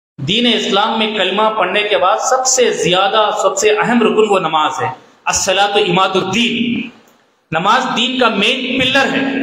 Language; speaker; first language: Urdu; native; Urdu